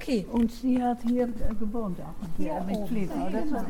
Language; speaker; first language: German; non-native, learner; Dutch